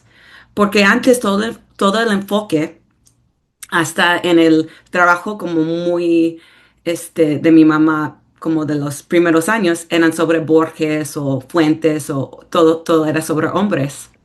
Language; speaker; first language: Spanish; early bilingual, heritage; English